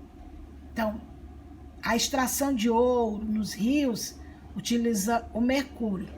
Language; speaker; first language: Portuguese; native; Portuguese